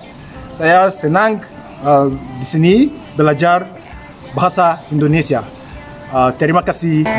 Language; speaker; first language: Indonesian; non-native, learner; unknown